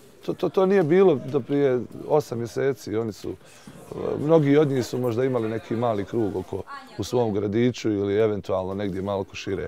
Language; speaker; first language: Bosnian; native; Bosnian